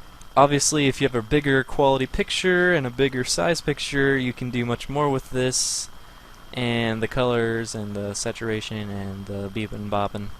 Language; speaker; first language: English; native; English